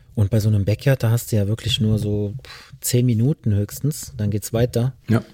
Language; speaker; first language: German; native; German